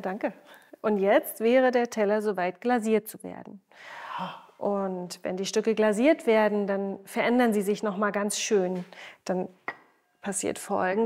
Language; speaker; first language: German; native; German